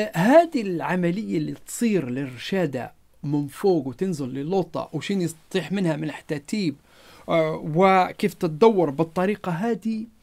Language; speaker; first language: Arabic; non-native, local second language; Berber languages